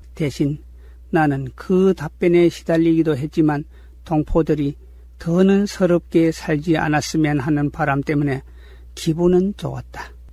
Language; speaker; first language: Korean; native; Korean